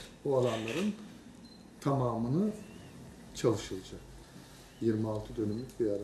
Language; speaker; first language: Turkish; native; Turkish